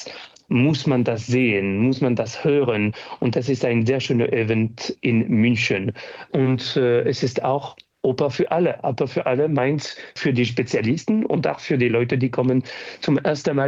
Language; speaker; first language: German; non-native, fluent; French